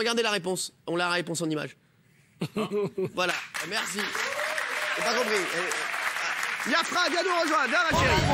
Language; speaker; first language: French; native; French